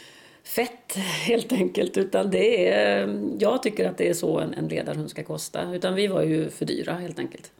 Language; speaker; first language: Swedish; native; Swedish